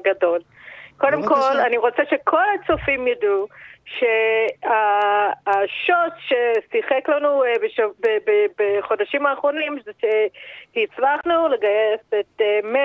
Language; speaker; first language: Hebrew; non-native, fluent; English